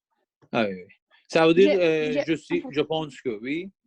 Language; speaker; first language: French; non-native, learner; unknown